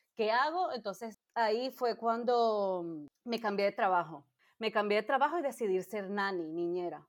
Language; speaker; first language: Spanish; native; Spanish